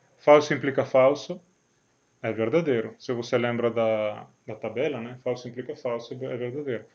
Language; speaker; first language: Portuguese; non-native, fluent; Italian